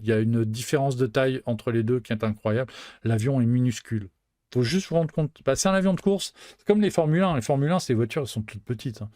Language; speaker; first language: French; native; French